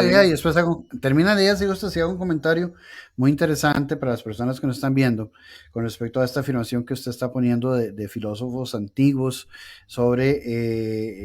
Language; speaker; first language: Spanish; native; Spanish